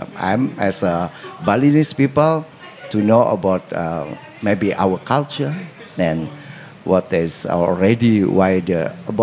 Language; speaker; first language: English; non-native, learner; Indonesian